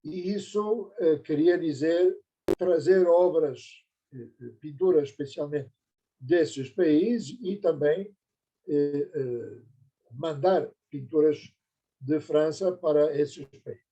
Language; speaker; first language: Portuguese; non-native, fluent; Persian